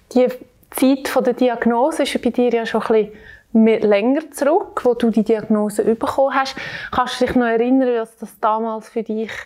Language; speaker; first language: German; native; German